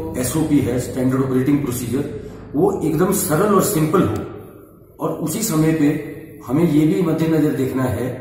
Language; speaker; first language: Hindi; native; Hindi